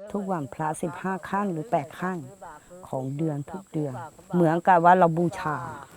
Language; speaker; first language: Thai; non-native, local second language; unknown